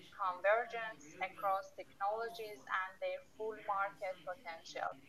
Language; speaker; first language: English; non-native, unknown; Persian